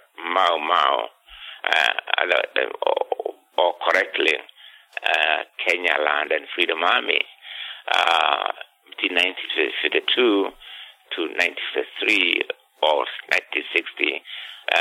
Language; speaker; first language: English; non-native, local second language; Kikuyu